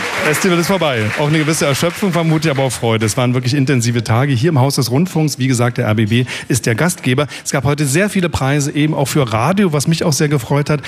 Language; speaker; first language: German; native; German